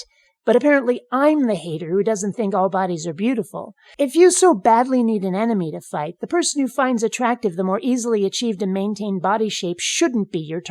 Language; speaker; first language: English; native; English